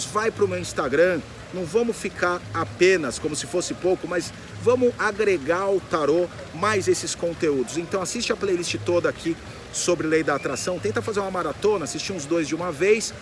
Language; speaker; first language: Portuguese; native; Portuguese